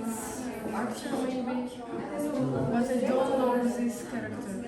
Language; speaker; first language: English; non-native, learner; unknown